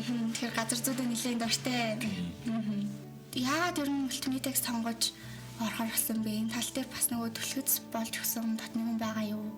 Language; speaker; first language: Mongolian; native; Mongolian